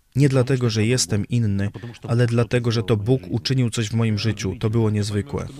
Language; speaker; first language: Polish; non-native, fluent; Russian